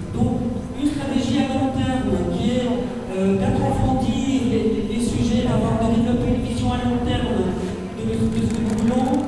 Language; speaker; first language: French; native; French